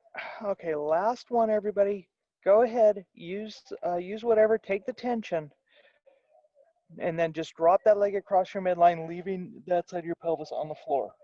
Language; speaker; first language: English; native; English